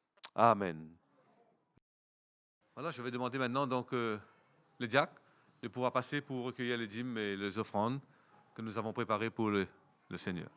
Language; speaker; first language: French; native; French